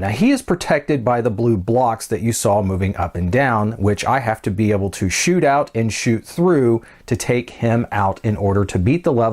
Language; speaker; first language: English; native; English